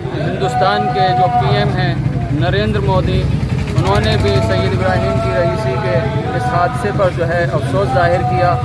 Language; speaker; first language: Urdu; native; Urdu